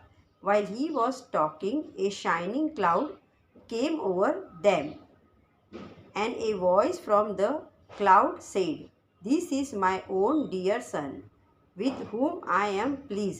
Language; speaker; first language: English; non-native, local second language; Hindi